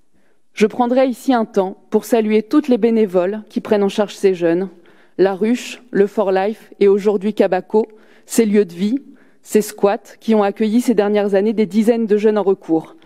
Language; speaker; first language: French; native; French